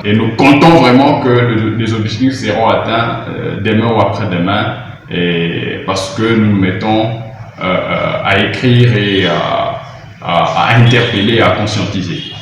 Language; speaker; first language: French; non-native, local second language; Swahili